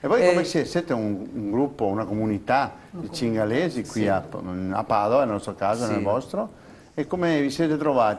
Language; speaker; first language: Italian; native; Italian